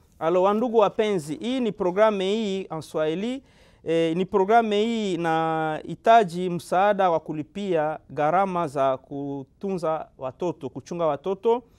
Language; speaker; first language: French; non-native, local second language; Lingala